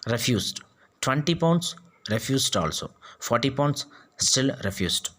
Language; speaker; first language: English; non-native, local second language; Tamil